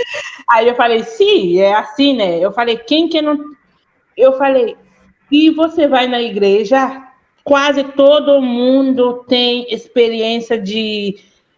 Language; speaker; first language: Portuguese; non-native, fluent; Haitian Creole